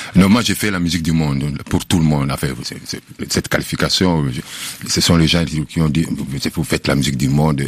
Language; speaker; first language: French; non-native, local second language; Lingala